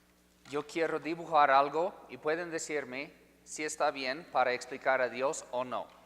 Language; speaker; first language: Spanish; non-native, fluent; English